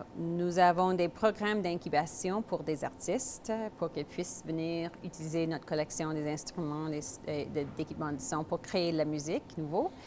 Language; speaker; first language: French; non-native, local second language; English